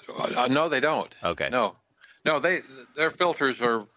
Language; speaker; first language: English; native; English